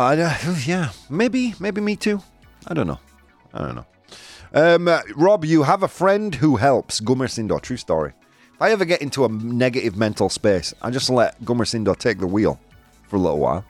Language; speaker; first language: English; native; English